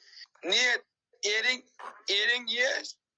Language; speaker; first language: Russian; non-native, learner; Uzbek